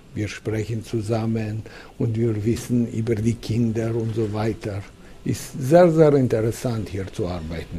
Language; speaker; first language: German; non-native, fluent; Romanian